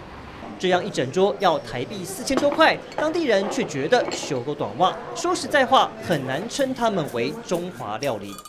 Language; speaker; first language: Chinese; native; Chinese